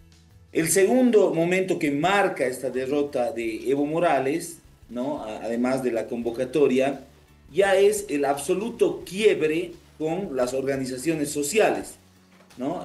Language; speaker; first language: Spanish; native; Spanish